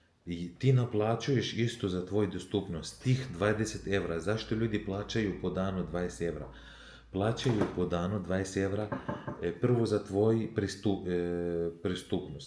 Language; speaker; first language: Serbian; non-native, learner; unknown